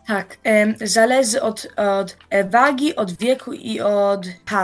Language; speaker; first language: Polish; early bilingual, heritage; Polish